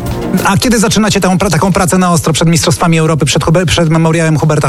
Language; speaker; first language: Polish; native; Polish